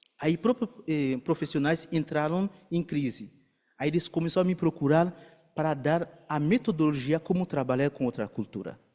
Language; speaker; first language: Portuguese; non-native, fluent; Haitian Creole